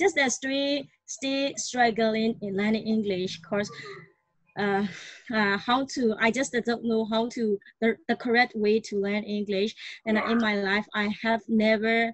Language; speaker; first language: English; non-native, learner; Burmese